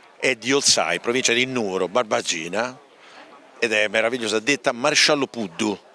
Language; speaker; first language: Italian; native; Italian